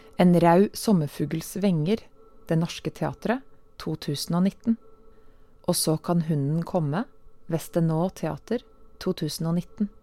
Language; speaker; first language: Norwegian; native; Norwegian